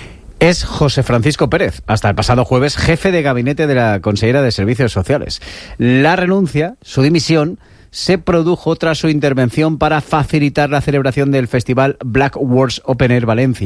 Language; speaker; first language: Spanish; native; Spanish